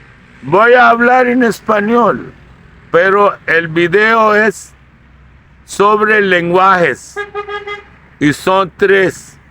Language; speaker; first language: Spanish; non-native, fluent; Urdu